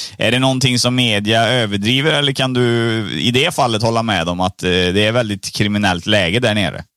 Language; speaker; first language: Swedish; early bilingual, other home language; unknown